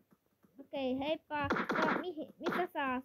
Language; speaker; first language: Finnish; non-native, learner; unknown